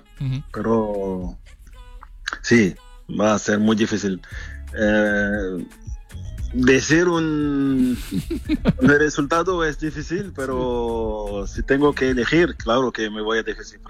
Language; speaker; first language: Spanish; non-native, fluent; French